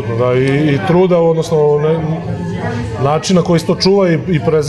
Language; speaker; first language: Serbian; native; Serbian